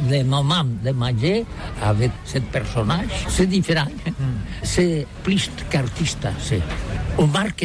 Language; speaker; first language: French; non-native, learner; Catalan